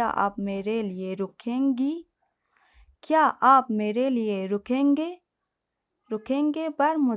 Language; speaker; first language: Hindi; non-native, fluent; Persian